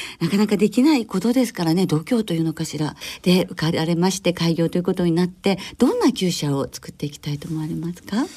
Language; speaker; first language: Japanese; native; Japanese